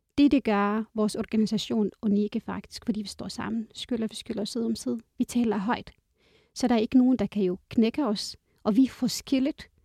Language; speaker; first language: Danish; non-native, fluent; Arabic